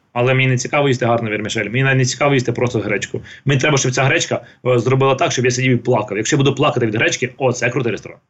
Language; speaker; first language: Ukrainian; non-native, local second language; Russian